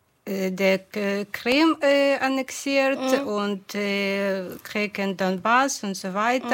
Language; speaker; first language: German; non-native, fluent; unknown